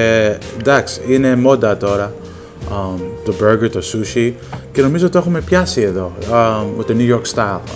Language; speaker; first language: Greek; early bilingual, heritage; Greek